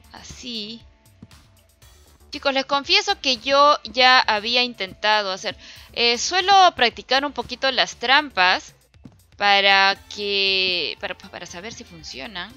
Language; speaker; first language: Spanish; native; Spanish